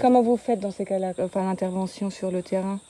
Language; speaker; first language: French; native; French